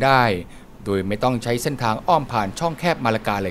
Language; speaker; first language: Thai; native; Thai